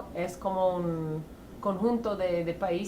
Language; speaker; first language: Spanish; non-native, fluent; English